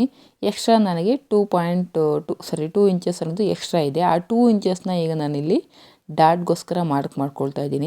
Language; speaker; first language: Kannada; native; Kannada